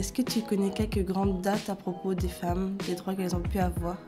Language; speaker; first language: French; native; French